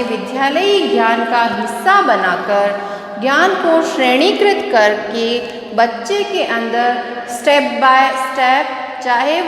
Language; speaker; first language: Hindi; native; Hindi